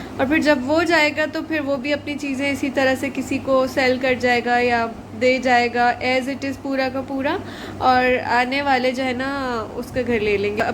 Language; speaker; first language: Urdu; native; Urdu